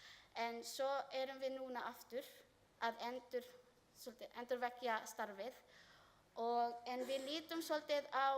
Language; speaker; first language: Icelandic; non-native, learner; Filipino